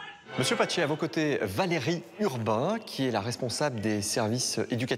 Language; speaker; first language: French; native; French